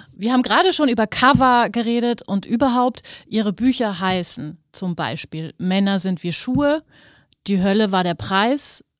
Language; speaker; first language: German; native; German